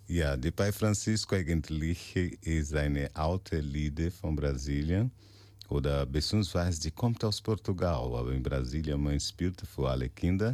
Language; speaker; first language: German; non-native, fluent; Portuguese